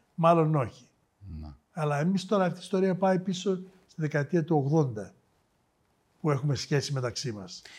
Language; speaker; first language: Greek; native; Greek